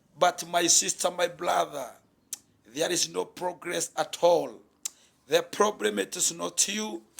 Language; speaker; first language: English; non-native, local second language; Swahili